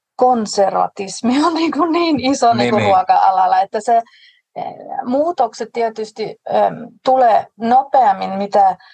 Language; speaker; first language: Finnish; non-native, fluent; Danish